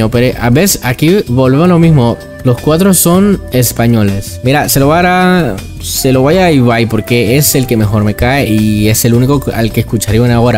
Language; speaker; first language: Spanish; native; Spanish